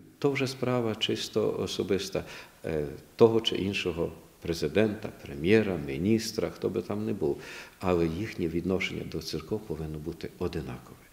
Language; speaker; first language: Ukrainian; native; Ukrainian